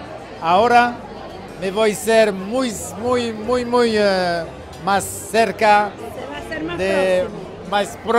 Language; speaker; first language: Spanish; non-native, learner; French